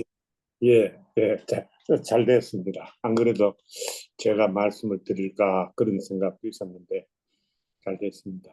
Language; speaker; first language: Korean; native; Korean